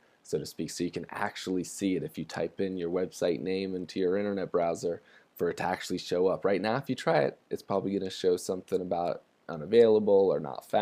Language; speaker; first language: English; native; English